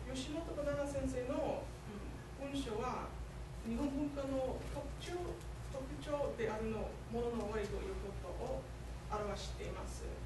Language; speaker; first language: Japanese; non-native, learner; English